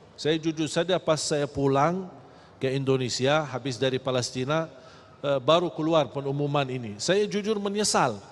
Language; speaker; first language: Malay; non-native, fluent; Arabic